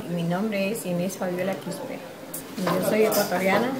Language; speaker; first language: Spanish; non-native, learner; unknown